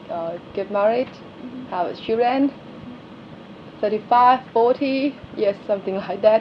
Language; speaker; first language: English; non-native, learner; Thai